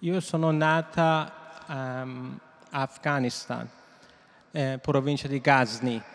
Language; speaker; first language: Italian; non-native, learner; Persian